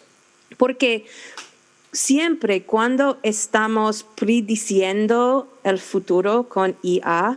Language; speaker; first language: Spanish; non-native, fluent; English